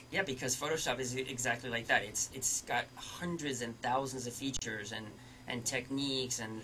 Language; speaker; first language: English; early bilingual, other home language; French